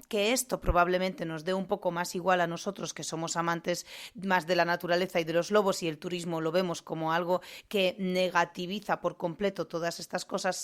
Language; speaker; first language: Spanish; non-native, fluent; Polish